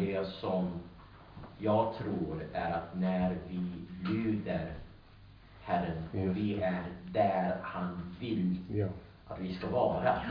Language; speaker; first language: Swedish; non-native, learner; English